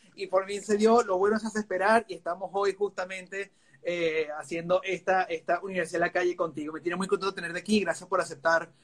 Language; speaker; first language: Spanish; native; Spanish